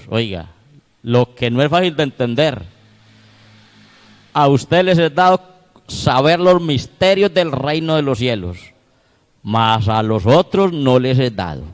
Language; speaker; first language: Spanish; native; Spanish